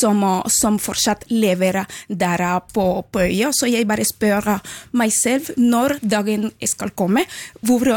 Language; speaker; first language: Norwegian; non-native, fluent; Spanish